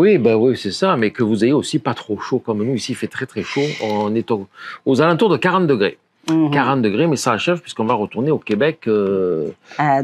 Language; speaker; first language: French; native; French